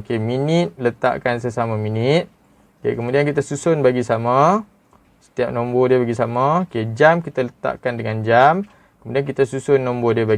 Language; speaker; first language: Malay; native; Malay